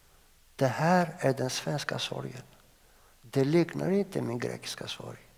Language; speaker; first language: Swedish; non-native, fluent; Greek